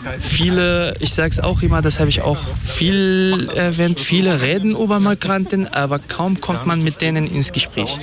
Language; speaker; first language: German; non-native, fluent; Kurdish